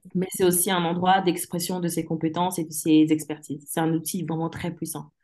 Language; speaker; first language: French; early bilingual, other home language; English